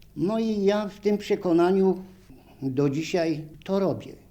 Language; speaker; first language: Polish; native; Polish